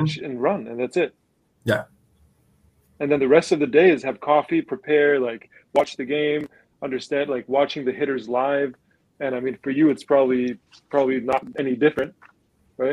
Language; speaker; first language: English; non-native, fluent; German